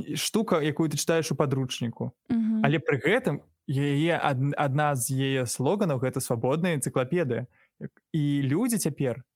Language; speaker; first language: Belarusian; non-native, local second language; Russian